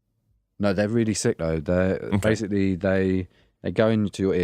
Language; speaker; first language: English; native; English